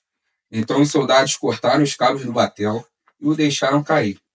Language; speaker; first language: Portuguese; native; Portuguese